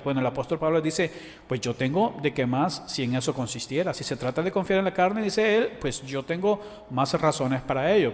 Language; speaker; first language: Spanish; native; Spanish